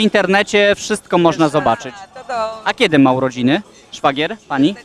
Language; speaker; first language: Polish; native; Polish